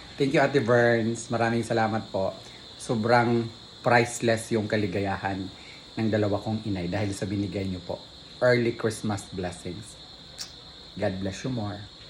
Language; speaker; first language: Filipino; non-native, local second language; Cebuano